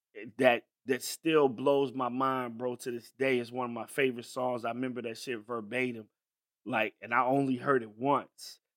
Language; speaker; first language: English; native; English